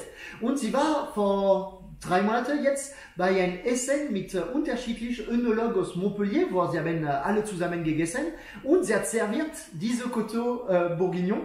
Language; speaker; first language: German; non-native, learner; French